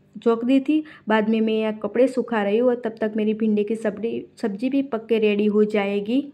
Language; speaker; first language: Hindi; non-native, local second language; Gujarati